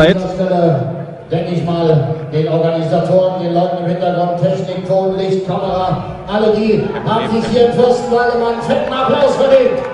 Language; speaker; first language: German; native; German